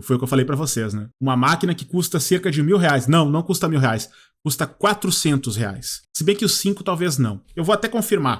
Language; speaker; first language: Portuguese; native; Portuguese